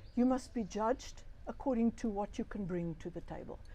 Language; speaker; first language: English; non-native, local second language; Afrikaans